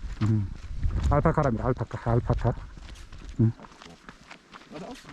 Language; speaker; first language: Spanish; non-native, learner; Korean